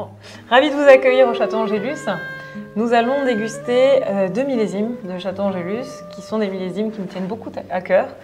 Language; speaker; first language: French; native; French